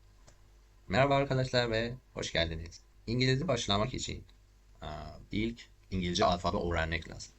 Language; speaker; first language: Turkish; non-native, learner; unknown